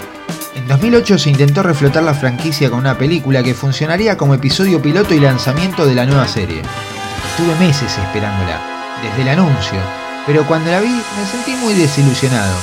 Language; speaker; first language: Spanish; native; Spanish